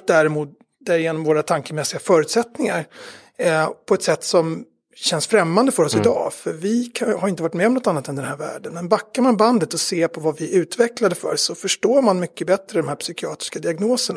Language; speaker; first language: Swedish; native; Swedish